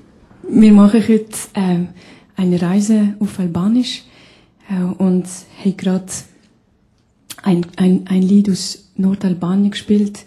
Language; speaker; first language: German; non-native, fluent; Albanian